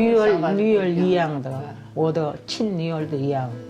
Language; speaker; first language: Chinese; non-native, learner; Korean